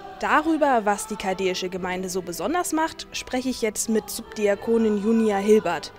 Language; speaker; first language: German; native; German